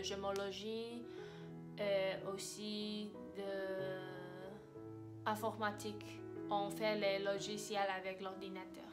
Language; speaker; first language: French; non-native, fluent; Chinese